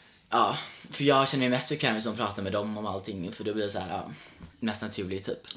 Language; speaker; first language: Swedish; native; Swedish